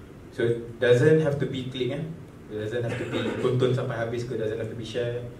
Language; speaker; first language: English; non-native, local second language; Malay